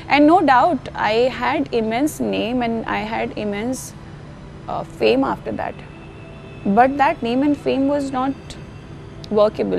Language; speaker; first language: English; non-native, local second language; Hindi